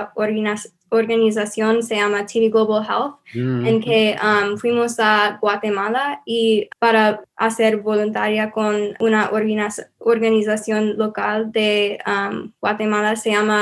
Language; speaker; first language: Spanish; non-native, learner; English